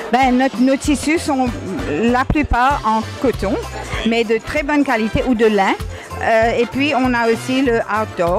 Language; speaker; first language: French; non-native, local second language; Morisyen